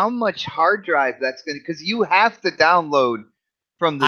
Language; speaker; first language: English; native; English